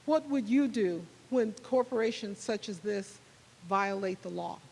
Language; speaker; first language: English; native; English